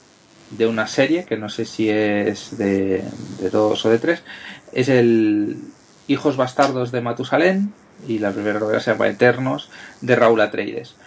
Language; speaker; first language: Spanish; native; Spanish